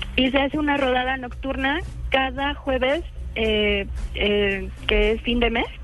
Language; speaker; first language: Spanish; native; Spanish